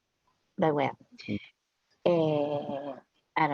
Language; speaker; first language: English; non-native, fluent; Spanish